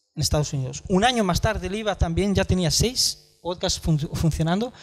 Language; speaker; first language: Spanish; non-native, fluent; Romanian